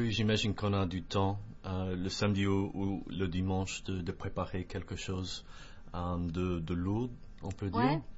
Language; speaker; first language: French; non-native, fluent; English